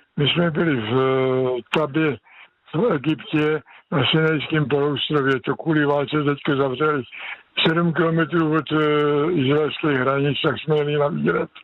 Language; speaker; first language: Czech; native; Czech